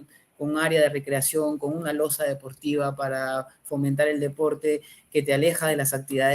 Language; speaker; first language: Spanish; native; Spanish